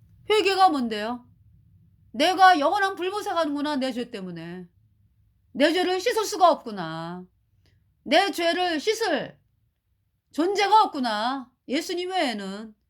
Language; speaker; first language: Korean; native; Korean